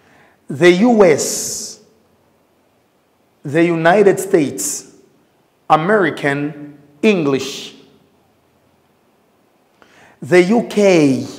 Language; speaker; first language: English; non-native, fluent; Lingala